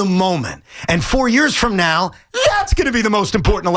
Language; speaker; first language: English; native; English